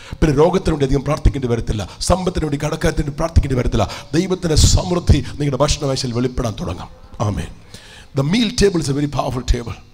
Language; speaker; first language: Malayalam; early bilingual, heritage; Malayalam